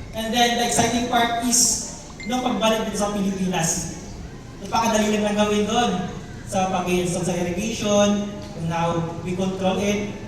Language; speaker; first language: Filipino; non-native, local second language; Cebuano